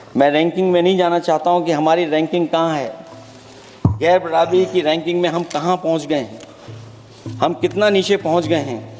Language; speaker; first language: Hindi; native; Hindi